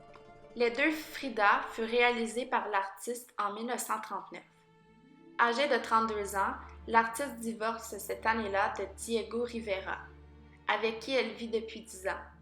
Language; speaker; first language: French; native; French